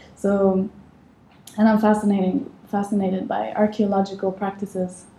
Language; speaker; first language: English; non-native, fluent; Arabic